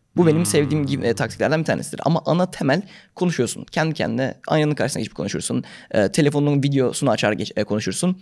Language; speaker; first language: Turkish; native; Turkish